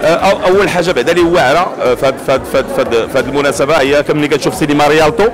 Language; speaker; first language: Arabic; native; Arabic